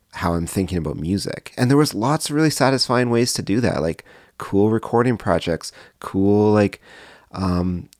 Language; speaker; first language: English; native; English